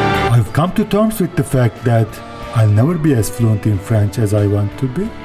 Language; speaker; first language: English; non-native, fluent; Turkish